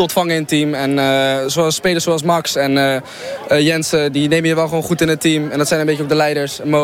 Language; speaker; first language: Dutch; native; Dutch